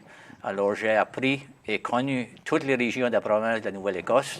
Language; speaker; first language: French; native; French